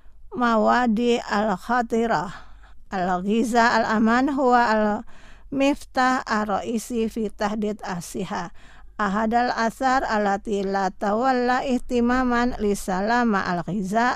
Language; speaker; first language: Arabic; non-native, fluent; Indonesian